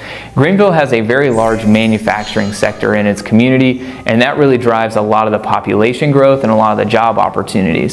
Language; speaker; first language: English; native; English